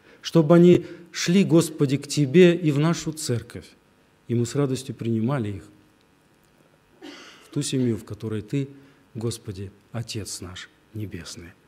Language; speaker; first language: Russian; native; Russian